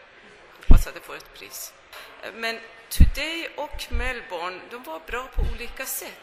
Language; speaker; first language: Swedish; non-native, fluent; Persian